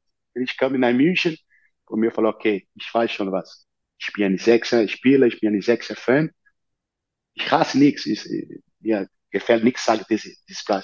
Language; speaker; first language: German; non-native, learner; Portuguese